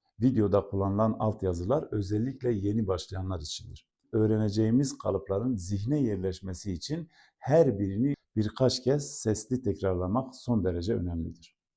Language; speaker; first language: Turkish; non-native, local second language; Zaza